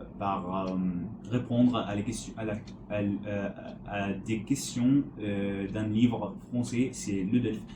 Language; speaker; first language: French; non-native, learner; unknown